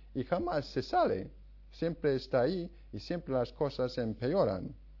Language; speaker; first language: Spanish; non-native, fluent; English